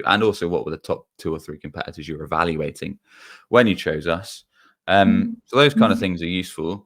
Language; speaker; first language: English; native; English